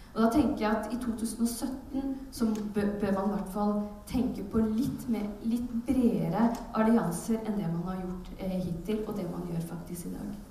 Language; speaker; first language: Norwegian; early bilingual, other home language; Urdu